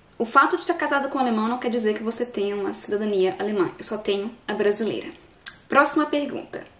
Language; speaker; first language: Portuguese; native; Portuguese